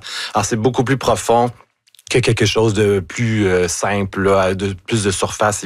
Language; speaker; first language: French; native; French